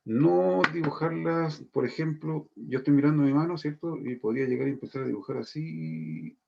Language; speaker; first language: Spanish; native; Spanish